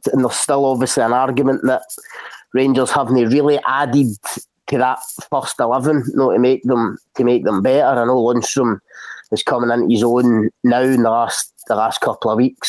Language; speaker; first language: English; native; English